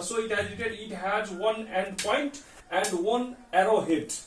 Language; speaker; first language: English; non-native, local second language; Nepali